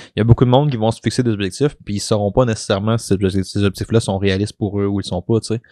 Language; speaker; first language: French; native; French